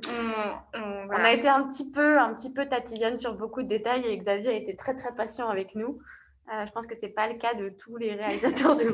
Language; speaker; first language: French; native; French